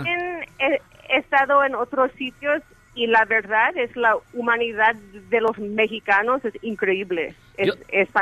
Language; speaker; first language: Spanish; early bilingual, heritage; English